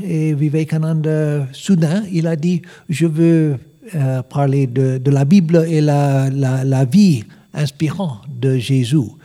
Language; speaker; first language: French; non-native, learner; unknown